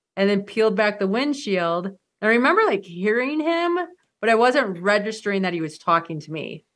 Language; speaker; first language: English; native; English